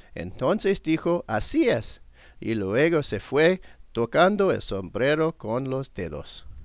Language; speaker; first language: Spanish; non-native, learner; English